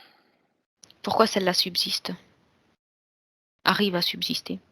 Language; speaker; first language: French; native; French